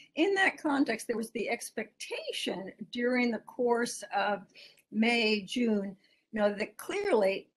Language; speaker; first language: English; native; English